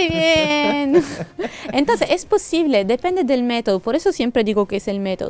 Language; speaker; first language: Spanish; non-native, fluent; Italian